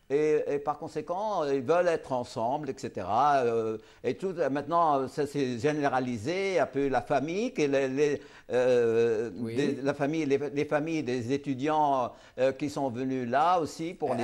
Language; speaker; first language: French; non-native, local second language; Arabic